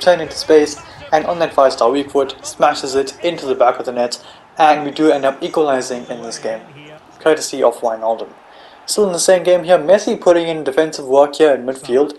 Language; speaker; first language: English; native; English